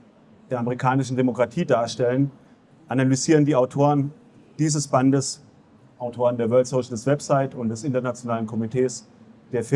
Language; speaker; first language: German; native; German